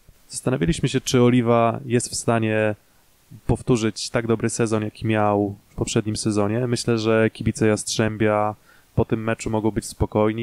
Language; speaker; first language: Polish; native; Polish